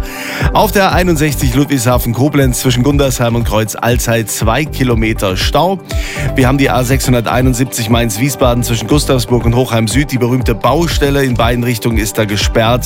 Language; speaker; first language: German; native; German